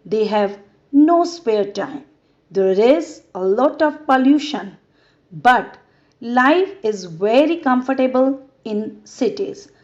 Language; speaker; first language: English; non-native, local second language; Punjabi